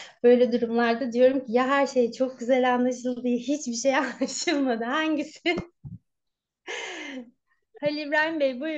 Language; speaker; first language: Turkish; native; Turkish